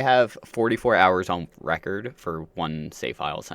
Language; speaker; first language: English; native; English